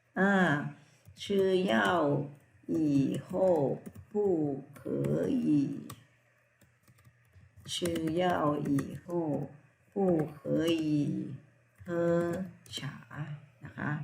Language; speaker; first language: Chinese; non-native, fluent; Thai